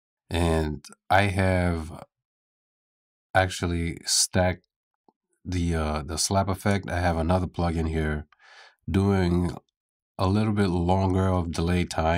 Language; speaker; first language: English; native; English